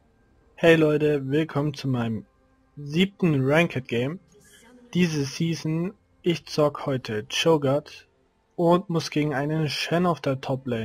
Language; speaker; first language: German; native; German